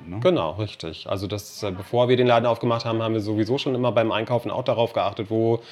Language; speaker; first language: German; non-native, fluent; English